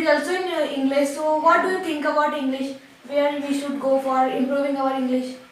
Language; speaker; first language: English; non-native, learner; Hindi